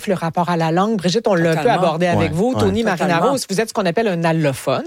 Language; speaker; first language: French; native; French